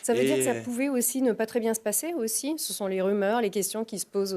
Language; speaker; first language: French; native; French